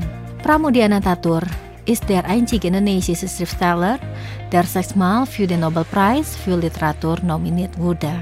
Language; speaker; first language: German; non-native, fluent; Indonesian